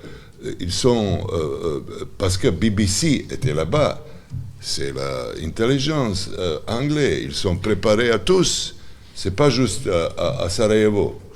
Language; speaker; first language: French; non-native, learner; Serbian